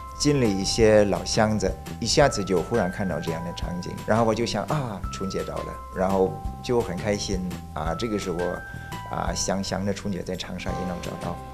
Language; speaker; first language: Chinese; non-native, fluent; German